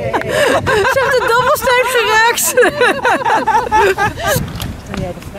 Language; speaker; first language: Dutch; native; Dutch